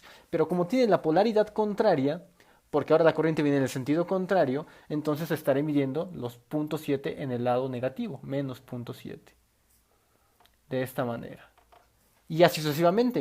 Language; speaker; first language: Spanish; native; Spanish